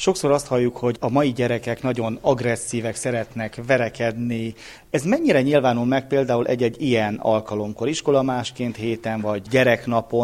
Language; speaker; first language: Hungarian; native; Hungarian